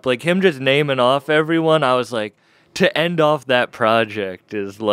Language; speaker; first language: English; native; English